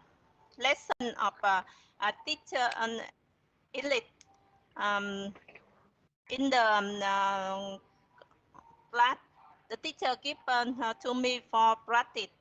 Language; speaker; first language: English; non-native, learner; Vietnamese